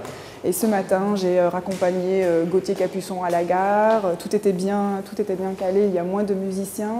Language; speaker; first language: French; native; French